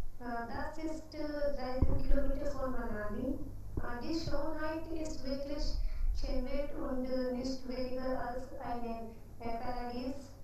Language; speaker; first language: German; non-native, learner; Hindi